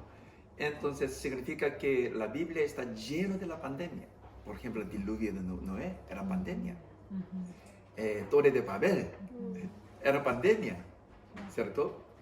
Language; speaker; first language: Spanish; non-native, fluent; English